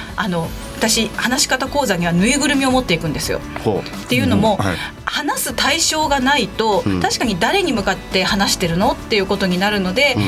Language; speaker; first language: Japanese; native; Japanese